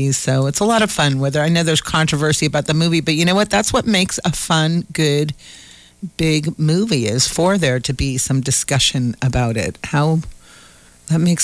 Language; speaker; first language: English; native; English